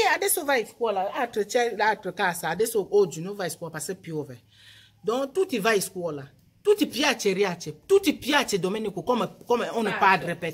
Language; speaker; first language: Italian; non-native, learner; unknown